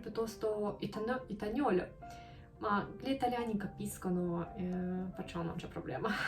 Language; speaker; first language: Italian; non-native, learner; Ukrainian